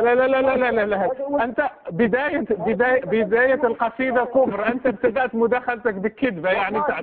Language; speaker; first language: Arabic; native; Arabic